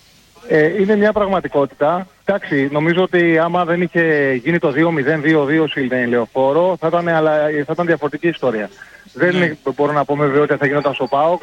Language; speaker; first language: Greek; native; Greek